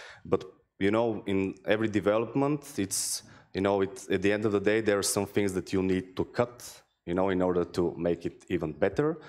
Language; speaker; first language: English; non-native, fluent; Bulgarian